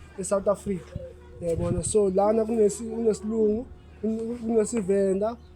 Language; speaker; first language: Zulu; native; Zulu